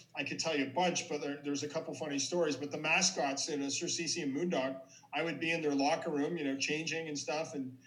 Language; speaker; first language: English; native; English